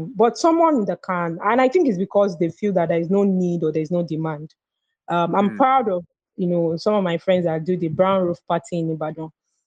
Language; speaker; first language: English; non-native, local second language; Yoruba